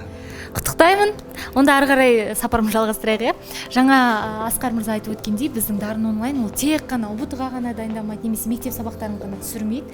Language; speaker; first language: Kazakh; native; Kazakh